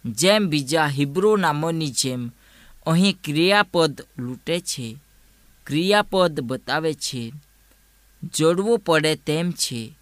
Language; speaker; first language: Gujarati; non-native, local second language; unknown